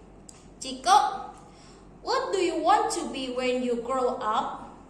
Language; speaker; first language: English; non-native, fluent; Indonesian